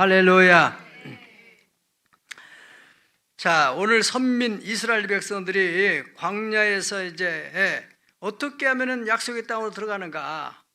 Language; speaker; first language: Korean; native; Korean